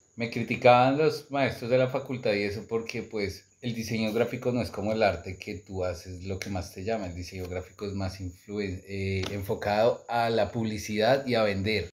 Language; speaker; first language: Spanish; native; Spanish